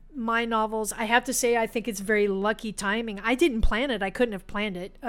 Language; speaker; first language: English; native; English